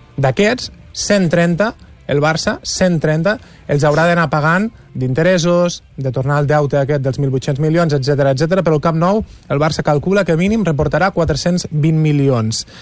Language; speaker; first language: Catalan; native; Catalan